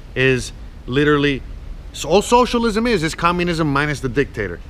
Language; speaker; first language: English; native; English